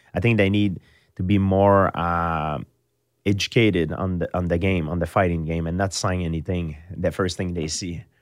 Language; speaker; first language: English; non-native, fluent; French